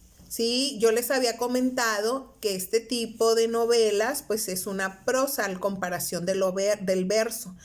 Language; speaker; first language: Spanish; native; Spanish